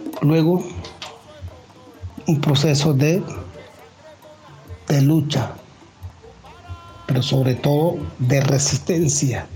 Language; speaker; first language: Spanish; non-native, local second language; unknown